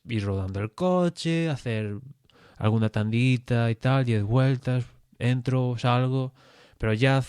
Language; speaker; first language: Spanish; native; Spanish